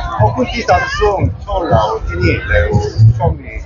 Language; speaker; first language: Thai; non-native, fluent; Korean